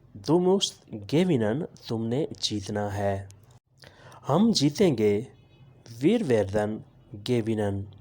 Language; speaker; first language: Urdu; native; Urdu